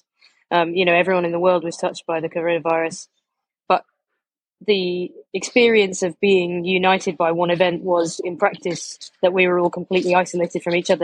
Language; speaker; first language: English; native; English